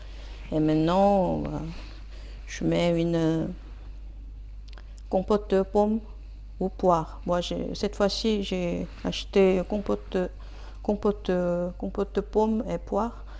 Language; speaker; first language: French; non-native, fluent; Korean